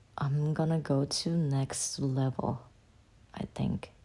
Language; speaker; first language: English; non-native, learner; Japanese